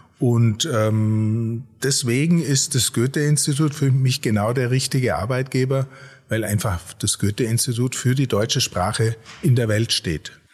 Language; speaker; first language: German; native; German